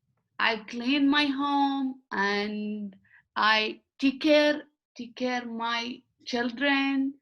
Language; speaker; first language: English; non-native, learner; Arabic